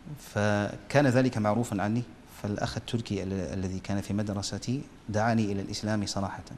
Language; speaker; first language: Arabic; non-native, fluent; German